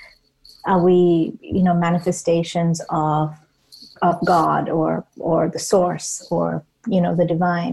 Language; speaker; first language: English; non-native, local second language; Tamil